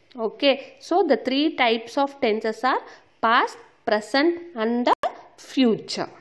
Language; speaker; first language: English; non-native, local second language; Tamil